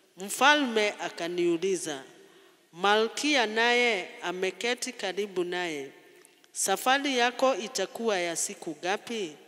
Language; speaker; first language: Swahili; non-native, local second language; Kikuyu